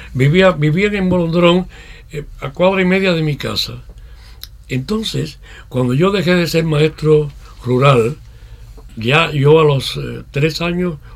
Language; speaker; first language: Spanish; native; Spanish